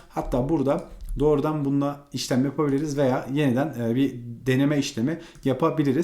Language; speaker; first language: Turkish; native; Turkish